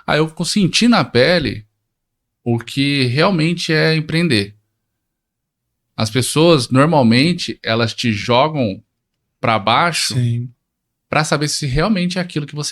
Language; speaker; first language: Portuguese; native; Portuguese